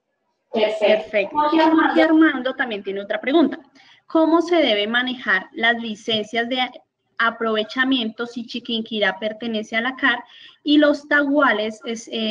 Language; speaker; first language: Spanish; native; Spanish